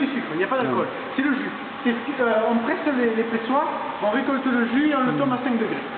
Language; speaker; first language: French; native; French